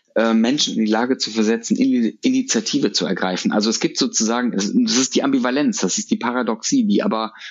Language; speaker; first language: German; native; German